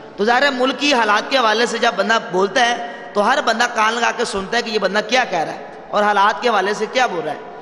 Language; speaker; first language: Urdu; non-native, local second language; Punjabi